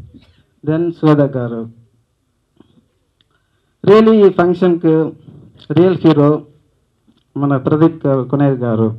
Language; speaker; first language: Telugu; non-native, learner; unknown